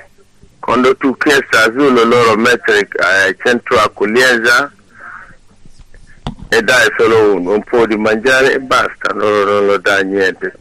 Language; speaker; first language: Italian; non-native, learner; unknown